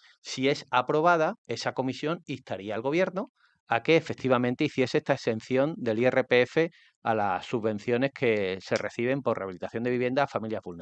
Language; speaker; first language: Spanish; native; Spanish